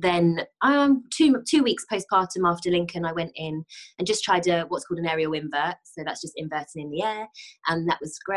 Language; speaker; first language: English; native; English